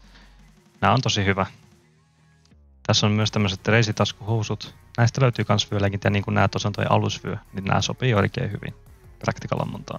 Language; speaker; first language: Finnish; native; Finnish